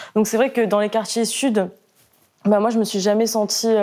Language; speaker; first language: French; native; French